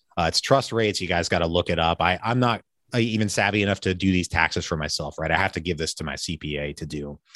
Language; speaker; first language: English; native; English